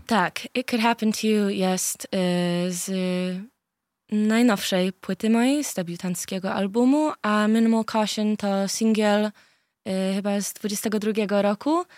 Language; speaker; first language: Polish; early bilingual, heritage; Polish